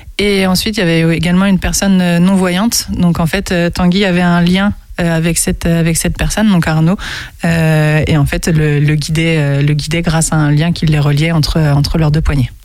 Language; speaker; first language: French; native; French